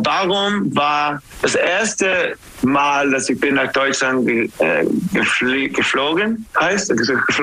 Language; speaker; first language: German; non-native, learner; English